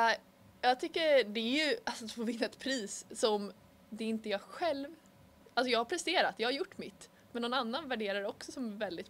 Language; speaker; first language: Swedish; native; Swedish